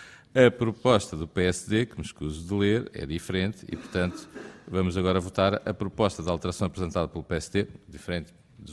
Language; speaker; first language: Portuguese; native; Portuguese